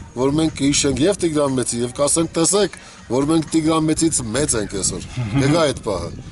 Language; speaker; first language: Armenian; native; Armenian